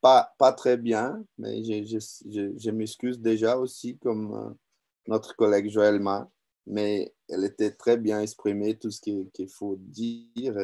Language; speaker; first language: French; non-native, learner; Portuguese